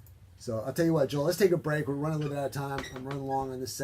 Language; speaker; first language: English; native; English